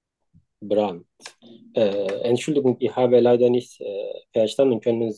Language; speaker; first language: German; non-native, learner; Turkish